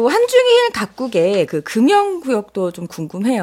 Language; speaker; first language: Korean; native; Korean